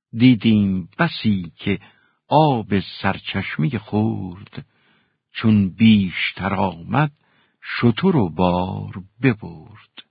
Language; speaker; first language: Persian; native; Persian